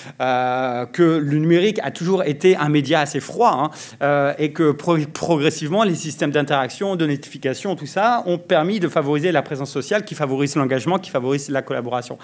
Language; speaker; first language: French; native; French